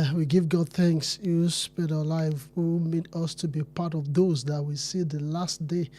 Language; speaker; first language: English; non-native, local second language; Yoruba